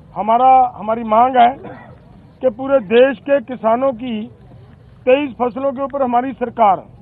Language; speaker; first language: Hindi; non-native, local second language; Punjabi